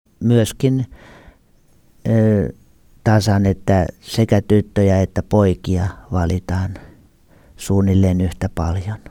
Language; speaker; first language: Finnish; native; Finnish